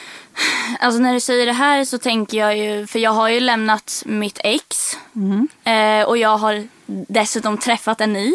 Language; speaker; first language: Swedish; native; Swedish